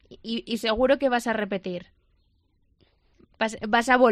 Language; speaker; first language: Spanish; native; Spanish